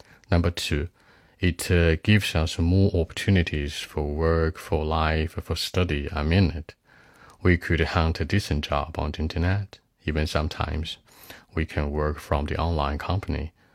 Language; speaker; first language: English; non-native, fluent; Chinese